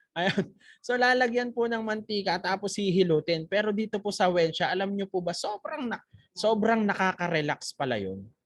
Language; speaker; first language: Filipino; native; Filipino